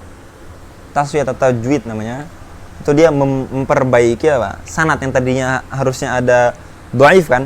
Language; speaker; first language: Indonesian; native; Indonesian